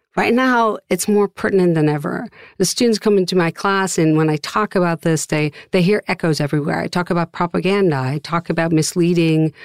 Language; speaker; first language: English; non-native, fluent; Dutch